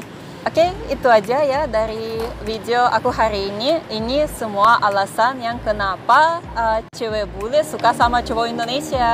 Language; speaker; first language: Indonesian; non-native, fluent; Russian